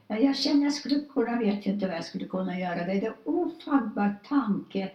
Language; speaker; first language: Swedish; non-native, fluent; Polish